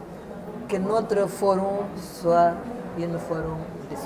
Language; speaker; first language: French; non-native, fluent; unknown